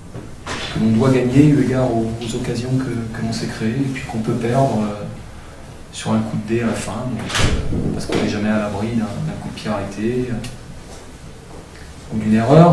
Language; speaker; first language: French; native; French